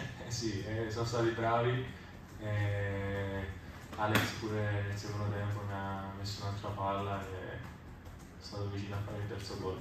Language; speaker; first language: Italian; native; Italian